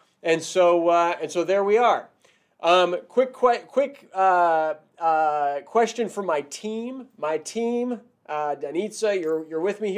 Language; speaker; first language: English; native; English